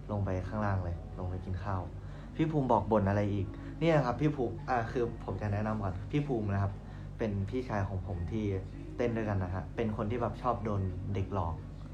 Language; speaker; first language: Thai; native; Thai